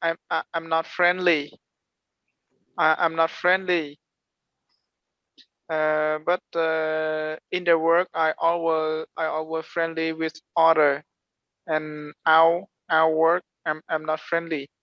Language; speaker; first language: English; non-native, learner; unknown